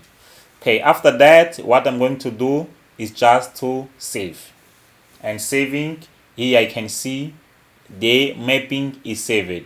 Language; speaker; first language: English; non-native, local second language; Portuguese